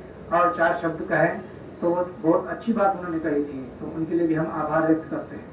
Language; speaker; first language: Hindi; native; Hindi